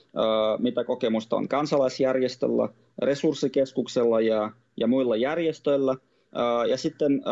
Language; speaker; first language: Finnish; non-native, fluent; Russian